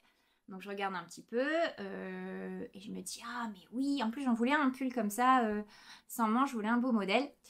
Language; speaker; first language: French; native; French